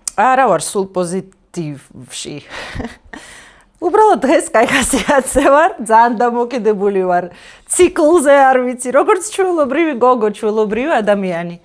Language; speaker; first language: Georgian; non-native, learner; Russian